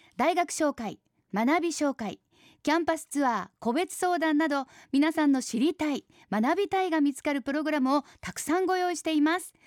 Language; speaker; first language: Japanese; native; Japanese